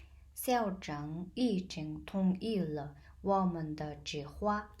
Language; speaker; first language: Chinese; non-native, fluent; Mongolian